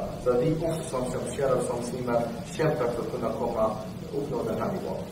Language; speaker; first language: Swedish; non-native, fluent; Arabic